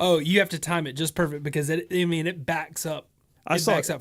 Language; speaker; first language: English; native; English